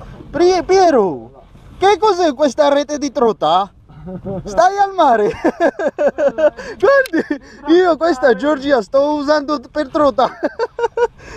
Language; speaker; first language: Italian; non-native, learner; Georgian